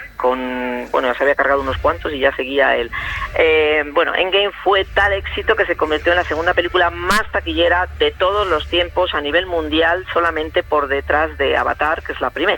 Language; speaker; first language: Spanish; native; Spanish